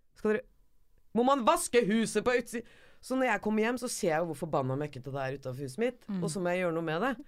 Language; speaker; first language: Norwegian; early bilingual, other home language; Persian